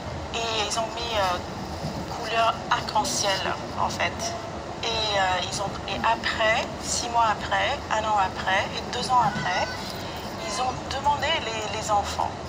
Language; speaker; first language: French; non-native, fluent; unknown